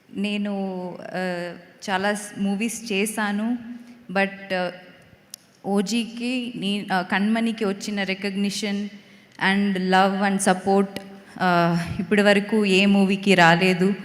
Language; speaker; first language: Telugu; non-native, fluent; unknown